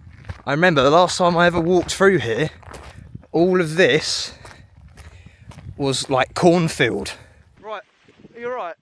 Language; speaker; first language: English; native; English